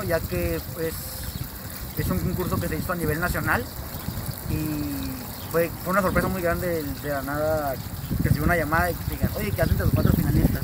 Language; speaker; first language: Spanish; native; Spanish